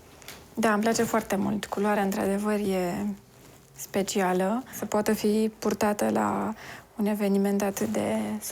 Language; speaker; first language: Romanian; native; Romanian